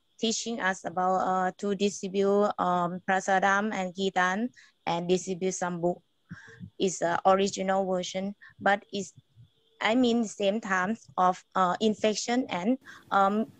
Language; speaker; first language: English; non-native, learner; Thai